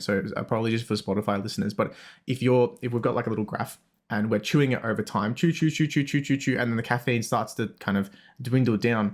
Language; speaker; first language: English; native; English